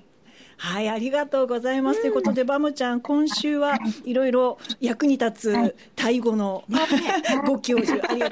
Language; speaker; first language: Japanese; native; Japanese